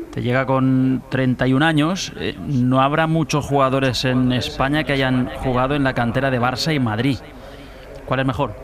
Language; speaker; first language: Spanish; native; Spanish